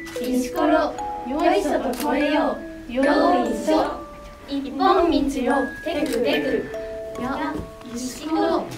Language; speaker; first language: Japanese; native; Japanese